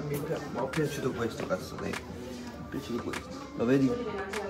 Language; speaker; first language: Italian; non-native, learner; Bangla